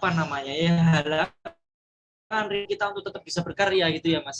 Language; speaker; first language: Indonesian; native; Indonesian